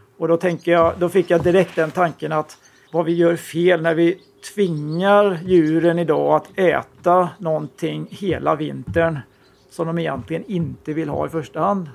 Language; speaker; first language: Swedish; native; Swedish